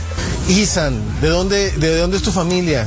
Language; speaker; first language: Spanish; native; Spanish